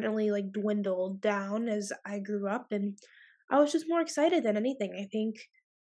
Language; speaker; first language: English; native; English